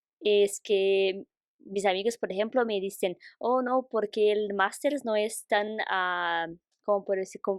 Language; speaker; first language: Spanish; non-native, fluent; Portuguese